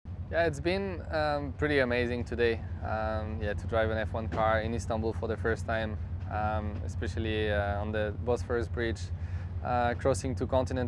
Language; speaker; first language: English; non-native, fluent; French